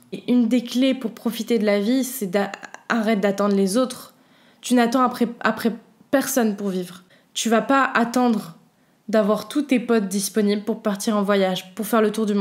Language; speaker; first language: French; native; French